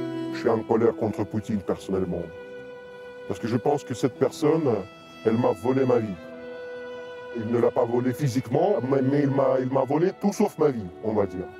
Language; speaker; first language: French; non-native, fluent; Russian